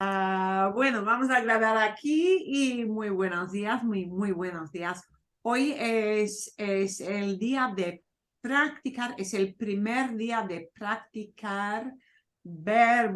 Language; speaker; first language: Spanish; non-native, fluent; English